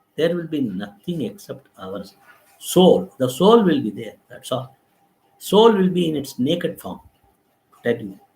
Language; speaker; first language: English; non-native, local second language; Telugu